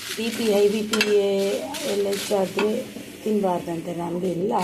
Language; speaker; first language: Kannada; non-native, local second language; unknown